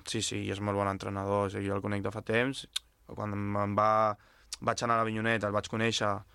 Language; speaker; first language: Catalan; native; Catalan